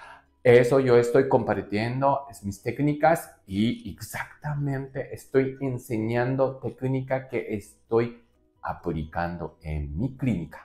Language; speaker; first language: Spanish; non-native, learner; Japanese